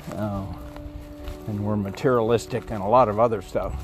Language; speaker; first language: English; native; English